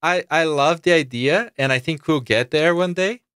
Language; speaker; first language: English; non-native, fluent; Portuguese